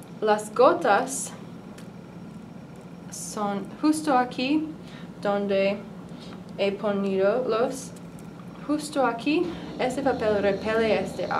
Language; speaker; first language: Spanish; non-native, learner; English